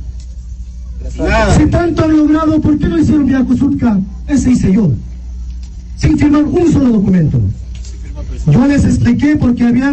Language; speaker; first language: Spanish; native; Spanish